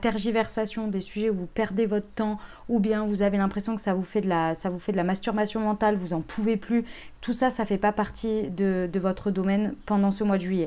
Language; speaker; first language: French; native; French